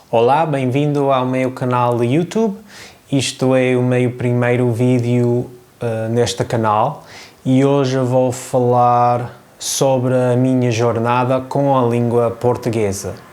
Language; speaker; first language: Portuguese; non-native, learner; English